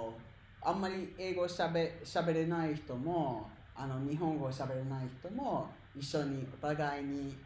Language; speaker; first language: Japanese; non-native, fluent; English